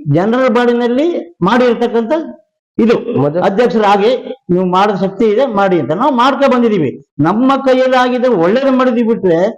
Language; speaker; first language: Kannada; native; Kannada